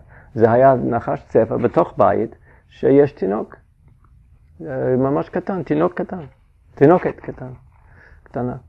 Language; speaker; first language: Hebrew; non-native, fluent; English